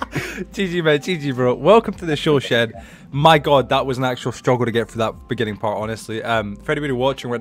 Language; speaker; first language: English; native; English